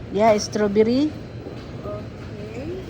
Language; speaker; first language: English; non-native, learner; Filipino